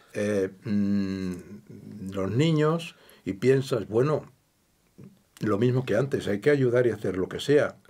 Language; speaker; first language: Spanish; native; Spanish